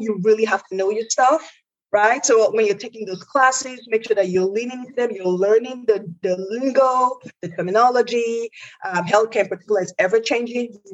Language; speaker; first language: English; non-native, local second language; Yoruba